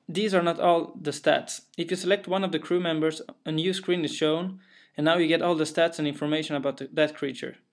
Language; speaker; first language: English; non-native, fluent; Swedish